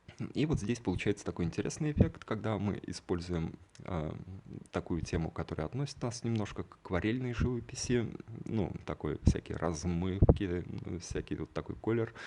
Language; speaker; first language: Russian; native; Russian